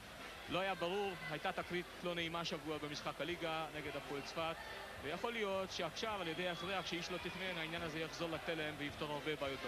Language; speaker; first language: Hebrew; native; Hebrew